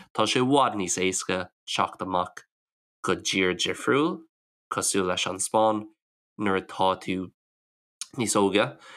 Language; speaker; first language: Irish; non-native, local second language; English